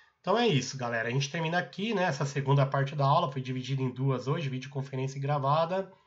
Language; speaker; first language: Portuguese; native; Portuguese